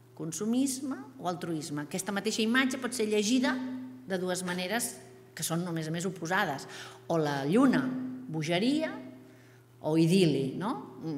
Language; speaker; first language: Catalan; native; Catalan